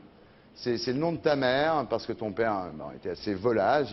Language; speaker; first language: French; native; French